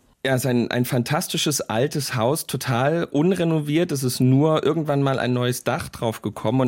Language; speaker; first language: German; native; German